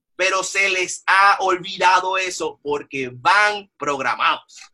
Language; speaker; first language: Spanish; native; Spanish